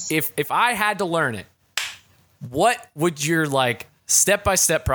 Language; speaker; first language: English; native; English